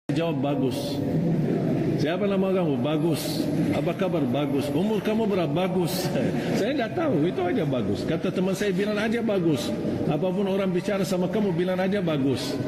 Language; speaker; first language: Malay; non-native, fluent; Arabic